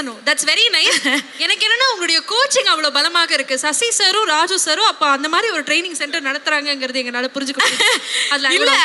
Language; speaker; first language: Tamil; native; Tamil